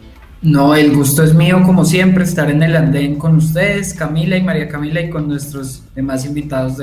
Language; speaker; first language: Spanish; native; Spanish